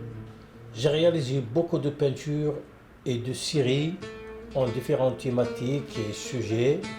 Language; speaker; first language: French; non-native, local second language; Kabyle